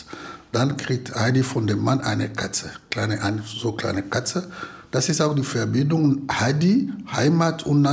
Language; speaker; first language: German; non-native, learner; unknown